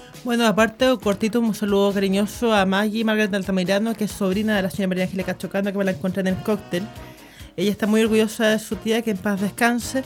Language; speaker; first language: Spanish; native; Spanish